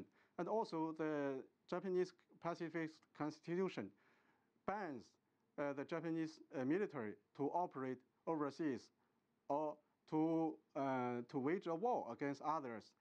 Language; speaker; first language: English; non-native, fluent; Chinese